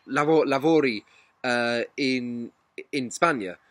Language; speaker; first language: Italian; non-native, learner; English